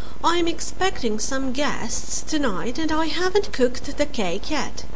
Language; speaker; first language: English; non-native, fluent; Romanian